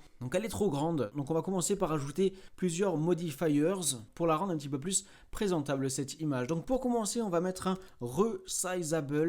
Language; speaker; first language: French; native; French